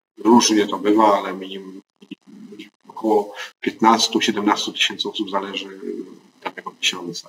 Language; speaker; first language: Polish; native; Polish